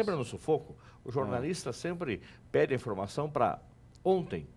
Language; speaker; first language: Portuguese; native; Portuguese